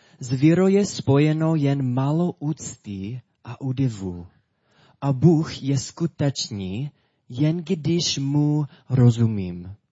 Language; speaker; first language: Czech; non-native, fluent; English